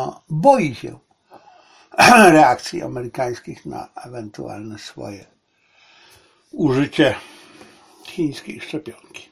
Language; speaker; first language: Polish; native; Polish